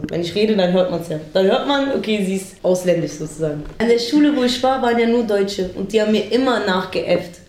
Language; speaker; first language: German; early bilingual, other home language; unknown